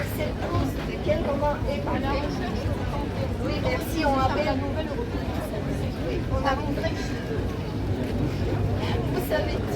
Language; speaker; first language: French; non-native, fluent; Russian